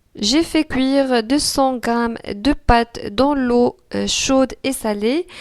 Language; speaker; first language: French; non-native, local second language; Arabic